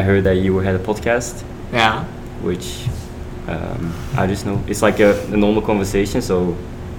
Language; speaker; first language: English; non-native, fluent; Dutch